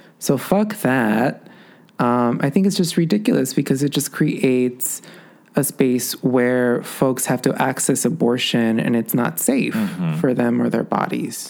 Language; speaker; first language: English; early bilingual, other home language; Spanish